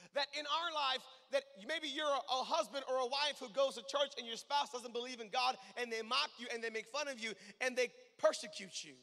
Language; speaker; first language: English; native; English